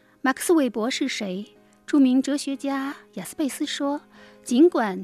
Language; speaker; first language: Chinese; native; Chinese